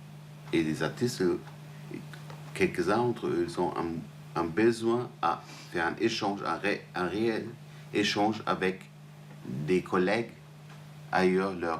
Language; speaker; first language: French; non-native, fluent; German